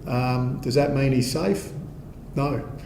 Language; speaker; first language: English; native; English